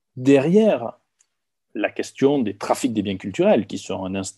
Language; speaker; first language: French; native; French